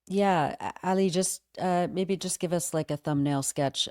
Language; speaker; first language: English; native; English